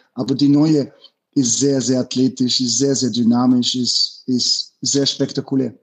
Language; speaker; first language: German; early bilingual, other home language; Bosnian